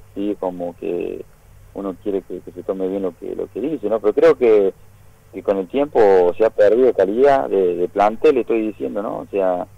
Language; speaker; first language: Spanish; native; Spanish